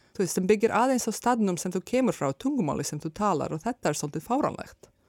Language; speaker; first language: Icelandic; non-native, fluent; Serbian